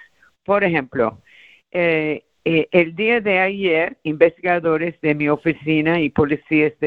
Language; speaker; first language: Spanish; early bilingual, heritage; Spanish